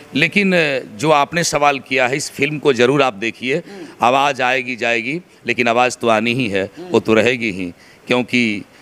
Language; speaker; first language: Hindi; native; Hindi